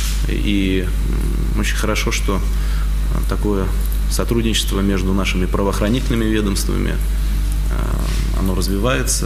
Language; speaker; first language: Russian; native; Russian